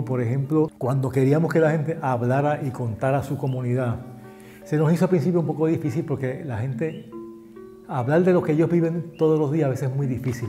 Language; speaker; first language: Spanish; native; Spanish